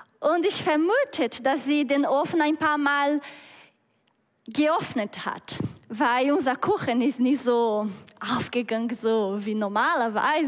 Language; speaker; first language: German; non-native, learner; Portuguese